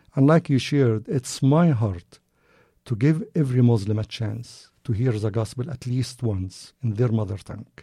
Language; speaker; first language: English; non-native, fluent; Arabic